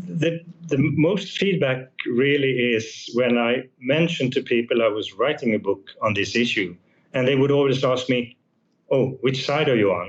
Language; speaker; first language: English; non-native, fluent; Swedish